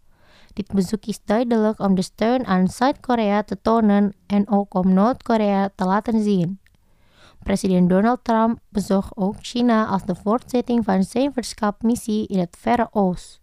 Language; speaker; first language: Dutch; non-native, fluent; Indonesian